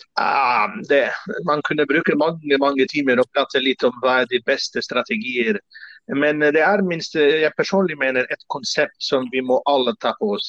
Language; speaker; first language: Norwegian; non-native, fluent; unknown